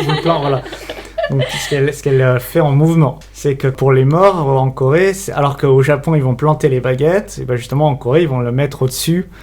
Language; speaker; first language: French; native; French